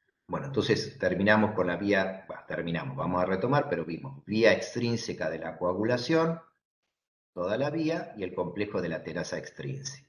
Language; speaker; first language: Spanish; native; Spanish